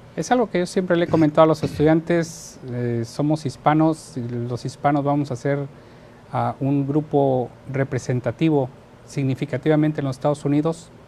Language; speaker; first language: Spanish; native; Spanish